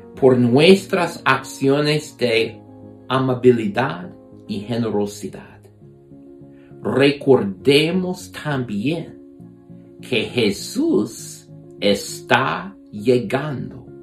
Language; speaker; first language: Spanish; non-native, fluent; English